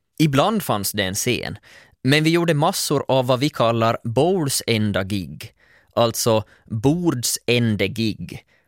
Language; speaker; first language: Swedish; native; Swedish